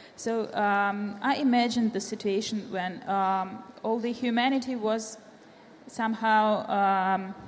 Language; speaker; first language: English; non-native, fluent; Russian